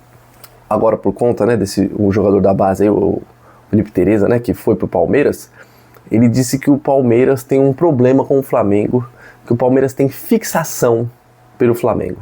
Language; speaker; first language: Portuguese; native; Portuguese